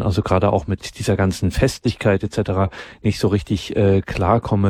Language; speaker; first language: German; native; German